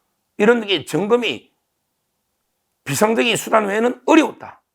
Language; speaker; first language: Korean; native; Korean